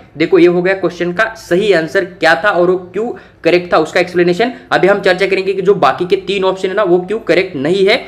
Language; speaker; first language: Hindi; non-native, local second language; Marathi